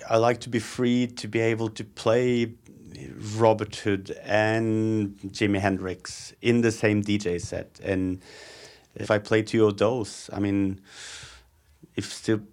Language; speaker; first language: English; non-native, fluent; Norwegian